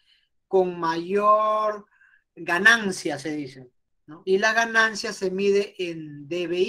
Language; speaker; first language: Spanish; native; Spanish